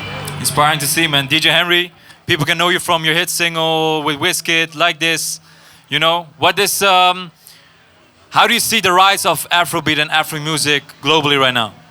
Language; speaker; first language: English; non-native, fluent; Dutch